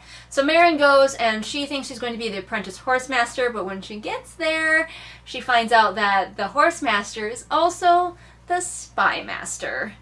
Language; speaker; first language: English; native; English